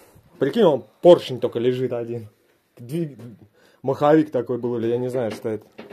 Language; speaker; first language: Russian; native; Russian